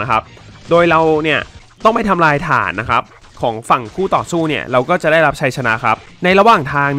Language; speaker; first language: Thai; native; Thai